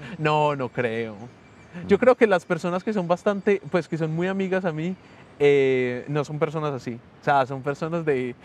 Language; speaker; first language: Spanish; native; Spanish